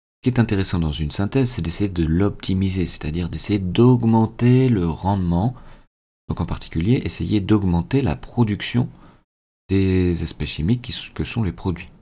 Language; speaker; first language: French; native; French